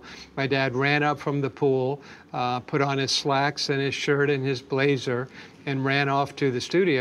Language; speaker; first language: English; native; English